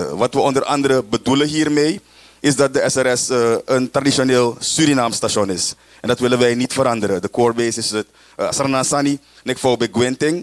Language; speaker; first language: Dutch; native; Dutch